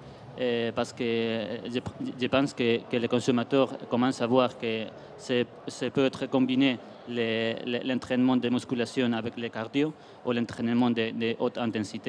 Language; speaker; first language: French; non-native, fluent; Spanish